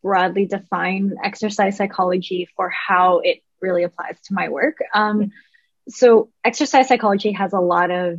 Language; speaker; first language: English; native; English